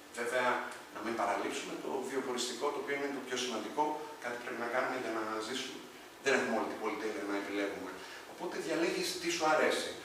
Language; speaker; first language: Greek; early bilingual, other home language; Arabic